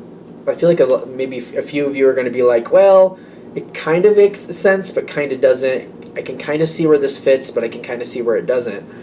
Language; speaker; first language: English; native; English